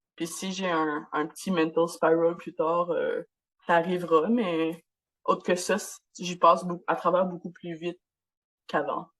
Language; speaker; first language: French; non-native, local second language; English